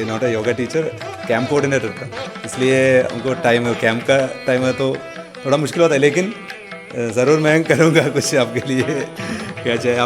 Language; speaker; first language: Hindi; non-native, local second language; Malayalam